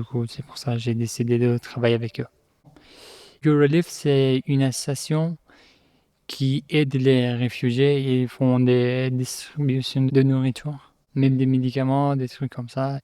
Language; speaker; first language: French; non-native, fluent; Persian